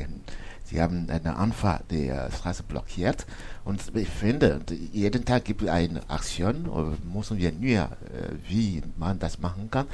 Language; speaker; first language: German; non-native, learner; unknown